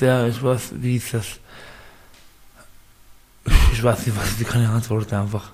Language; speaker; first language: German; non-native, learner; Persian